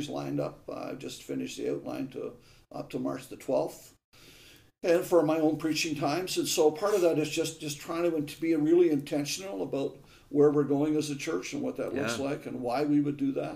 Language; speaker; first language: English; native; English